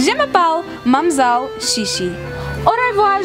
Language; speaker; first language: French; non-native, learner; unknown